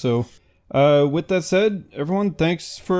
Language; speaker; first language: English; native; English